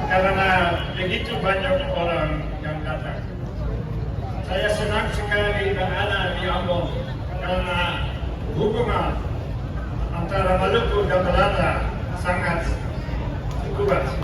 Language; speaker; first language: Indonesian; non-native, learner; Dutch